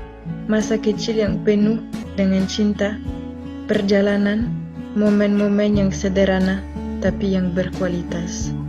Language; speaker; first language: Indonesian; non-native, fluent; French